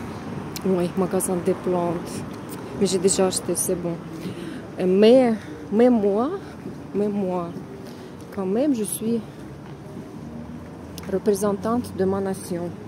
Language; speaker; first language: French; non-native, fluent; Russian